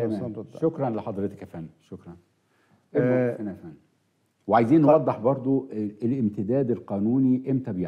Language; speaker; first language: Arabic; native; Arabic